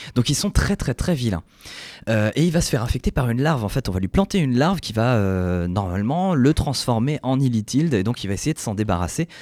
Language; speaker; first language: French; native; French